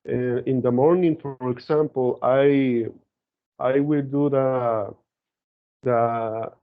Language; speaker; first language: English; non-native, learner; Spanish